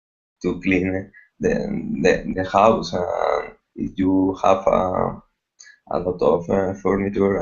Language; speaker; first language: English; non-native, learner; Spanish